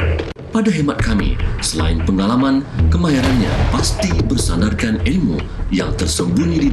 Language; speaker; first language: Malay; native; Malay